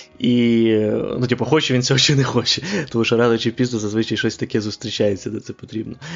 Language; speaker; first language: Ukrainian; non-native, local second language; Russian